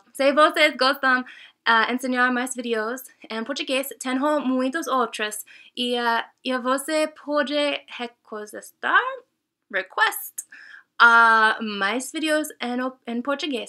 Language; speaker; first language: Portuguese; non-native, learner; English